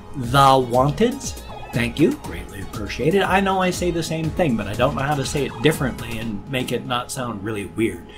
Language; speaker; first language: English; native; English